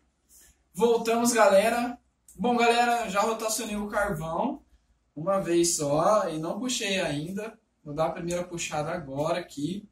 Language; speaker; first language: Portuguese; native; Portuguese